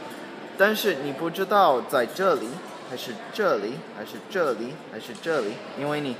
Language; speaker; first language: Chinese; non-native, learner; English